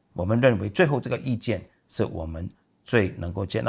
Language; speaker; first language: Chinese; native; Chinese